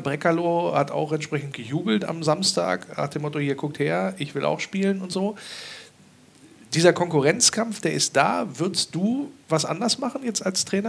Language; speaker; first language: German; native; German